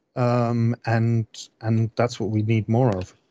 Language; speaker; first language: English; native; English